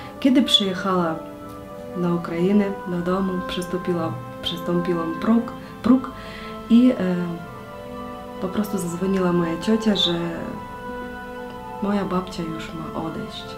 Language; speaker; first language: Polish; non-native, learner; Ukrainian